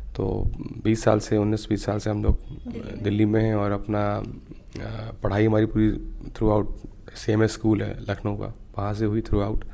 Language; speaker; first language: Hindi; native; Hindi